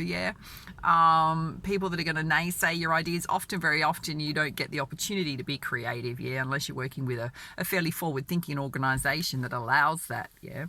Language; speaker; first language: English; native; English